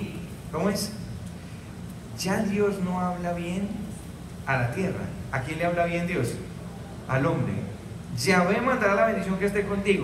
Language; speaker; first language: Spanish; native; Spanish